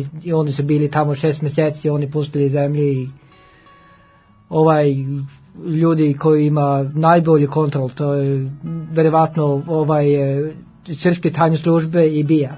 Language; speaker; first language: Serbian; non-native, learner; Norwegian